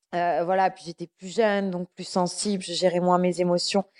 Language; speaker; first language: French; native; French